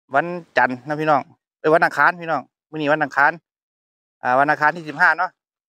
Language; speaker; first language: Thai; native; Thai